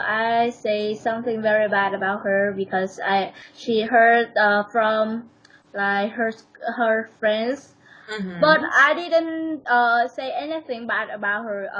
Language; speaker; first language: English; non-native, learner; Vietnamese